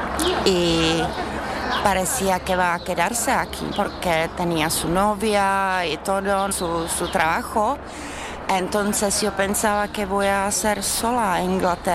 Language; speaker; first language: Spanish; non-native, learner; Czech